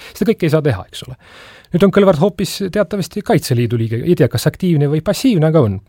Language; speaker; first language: Estonian; non-native, local second language; Russian